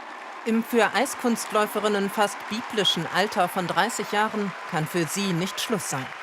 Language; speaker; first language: German; native; German